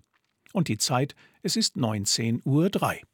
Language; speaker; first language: German; native; German